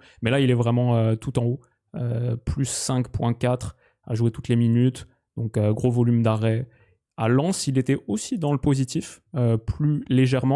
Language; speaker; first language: French; native; French